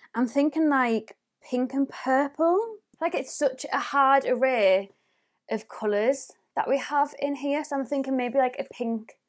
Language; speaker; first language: English; native; English